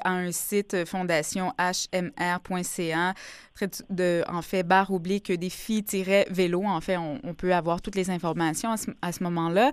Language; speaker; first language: French; native; French